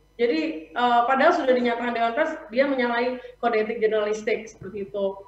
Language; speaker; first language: Indonesian; native; Indonesian